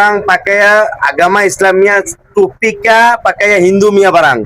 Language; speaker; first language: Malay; non-native, learner; Bangla